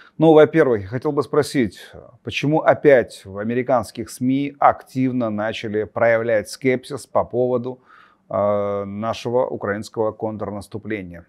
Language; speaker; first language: Russian; native; Russian